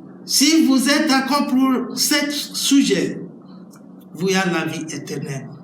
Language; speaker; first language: French; non-native, learner; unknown